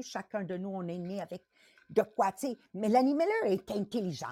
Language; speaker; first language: French; native; French